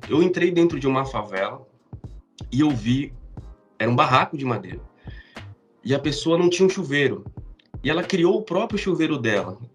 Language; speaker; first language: Portuguese; native; Portuguese